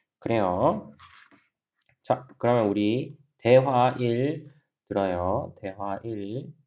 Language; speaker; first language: Korean; native; Korean